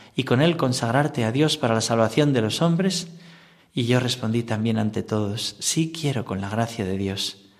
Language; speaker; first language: Spanish; native; Spanish